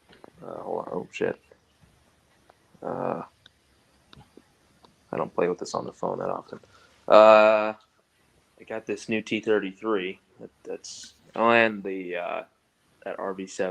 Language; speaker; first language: English; native; English